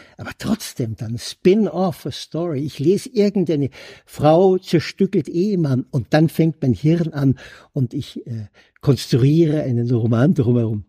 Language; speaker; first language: German; native; German